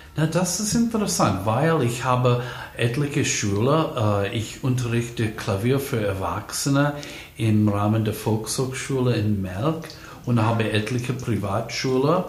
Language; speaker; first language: German; non-native, fluent; English